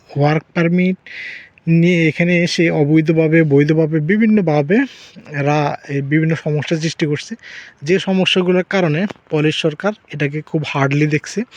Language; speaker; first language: Bangla; native; Bangla